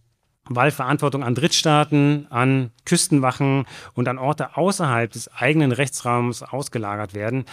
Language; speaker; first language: German; native; German